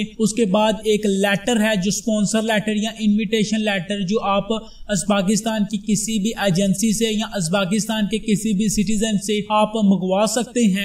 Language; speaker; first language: Hindi; non-native, local second language; Punjabi